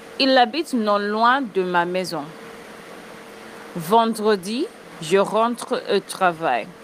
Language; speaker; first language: French; non-native, fluent; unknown